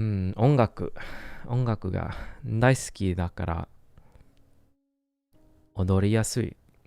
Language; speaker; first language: Japanese; non-native, learner; English